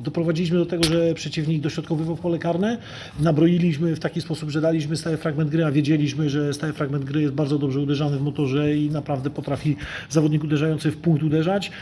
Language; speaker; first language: Polish; native; Polish